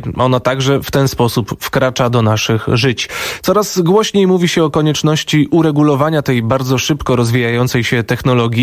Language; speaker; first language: Polish; native; Polish